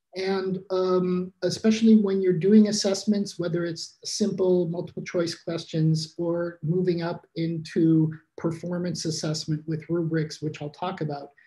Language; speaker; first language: English; native; English